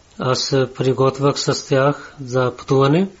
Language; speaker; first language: Bulgarian; non-native, learner; Urdu